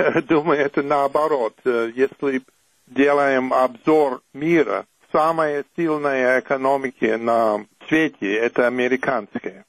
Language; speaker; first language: Russian; non-native, fluent; English